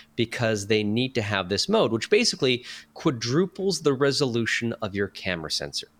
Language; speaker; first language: English; native; English